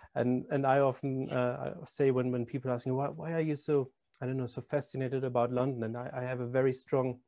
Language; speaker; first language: English; non-native, fluent; German